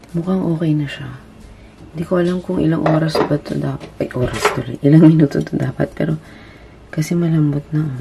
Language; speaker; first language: Filipino; native; Filipino